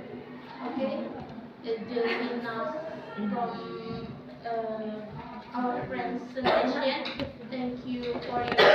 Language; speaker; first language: English; non-native, learner; Indonesian